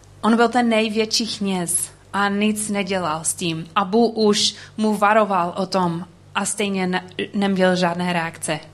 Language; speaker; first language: Czech; non-native, learner; English